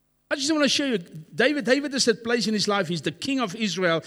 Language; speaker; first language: English; non-native, local second language; Afrikaans